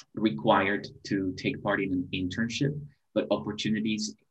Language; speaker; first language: English; non-native, fluent; Spanish